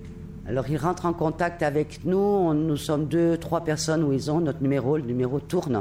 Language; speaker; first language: French; native; French